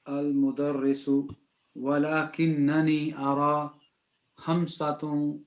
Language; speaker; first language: Arabic; non-native, learner; English